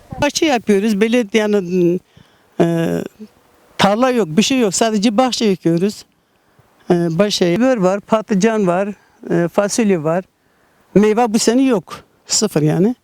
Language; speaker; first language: Turkish; non-native, local second language; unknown